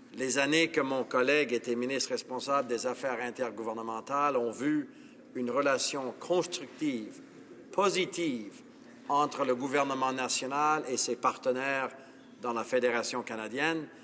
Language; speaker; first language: French; non-native, local second language; English